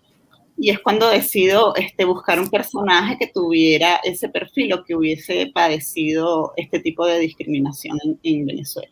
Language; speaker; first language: Spanish; native; Spanish